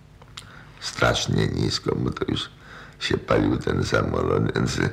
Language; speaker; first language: Polish; native; Polish